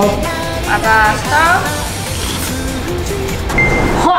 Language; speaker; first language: Japanese; non-native, learner; Chinese